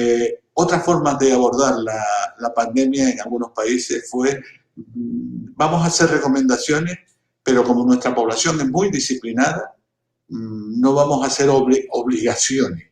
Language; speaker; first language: Spanish; native; Spanish